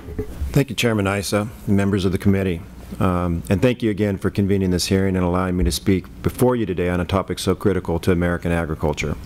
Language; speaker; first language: English; native; English